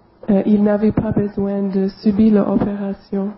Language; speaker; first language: French; non-native, local second language; English